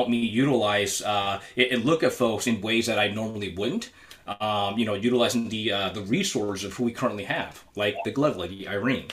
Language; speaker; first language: English; native; English